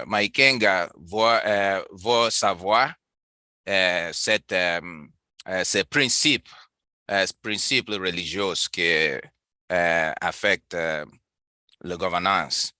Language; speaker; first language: French; non-native, learner; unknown